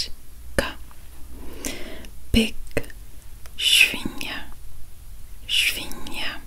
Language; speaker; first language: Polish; non-native, learner; Dutch